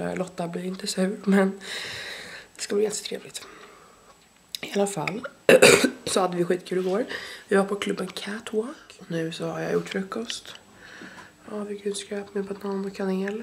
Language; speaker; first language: Swedish; native; Swedish